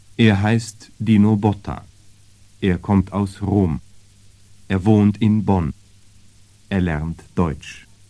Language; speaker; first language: German; native; German